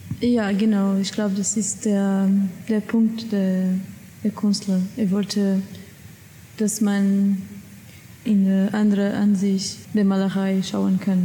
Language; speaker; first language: German; non-native, learner; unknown